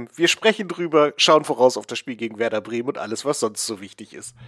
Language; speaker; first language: German; native; German